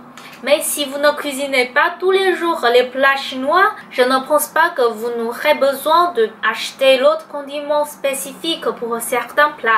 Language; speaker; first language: French; non-native, fluent; Chinese